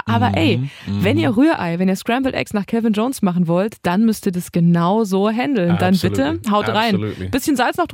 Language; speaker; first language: German; native; German